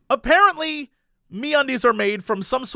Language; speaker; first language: English; native; English